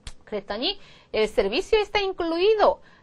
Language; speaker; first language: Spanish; non-native, fluent; Korean